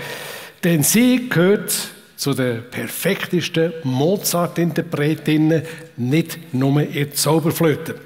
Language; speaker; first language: German; native; German